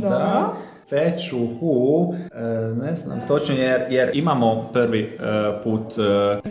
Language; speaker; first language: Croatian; non-native, local second language; Hungarian